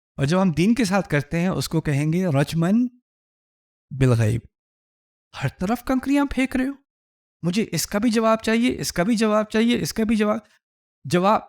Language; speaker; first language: Urdu; early bilingual, heritage; Urdu